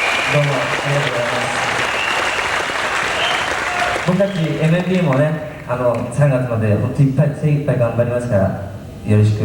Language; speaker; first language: Japanese; native; Japanese